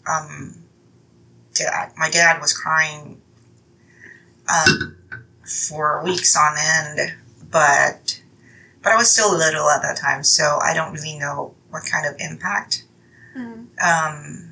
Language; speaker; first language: English; non-native, local second language; Filipino